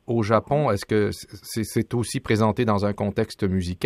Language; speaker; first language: French; native; French